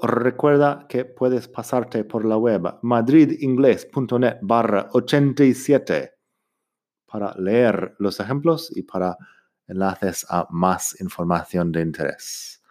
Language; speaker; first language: Spanish; non-native, fluent; English